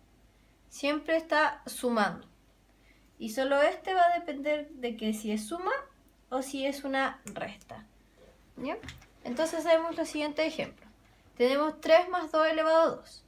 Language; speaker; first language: Spanish; native; Spanish